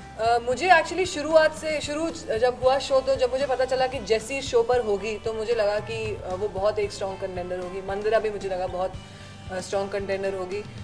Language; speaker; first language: Hindi; native; Hindi